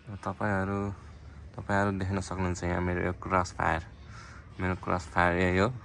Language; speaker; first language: Nepali; native; Nepali